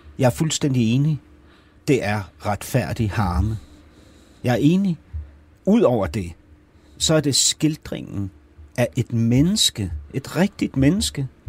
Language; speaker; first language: Danish; native; Danish